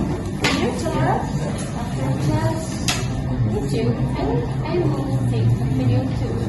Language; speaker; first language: English; non-native, learner; Indonesian